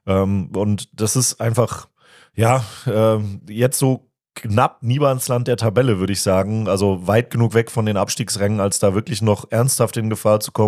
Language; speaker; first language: German; native; German